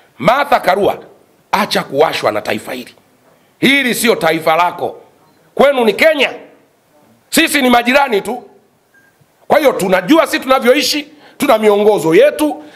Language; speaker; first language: Swahili; native; Swahili